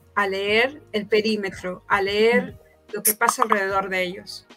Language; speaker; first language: Spanish; native; Spanish